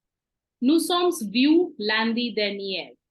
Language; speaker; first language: French; non-native, fluent; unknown